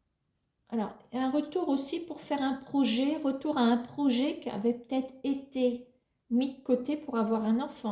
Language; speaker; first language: French; native; French